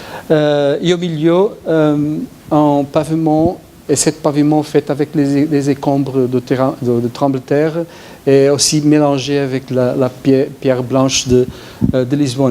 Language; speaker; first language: French; non-native, fluent; Portuguese